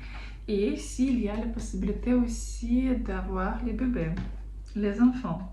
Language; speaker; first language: French; non-native, fluent; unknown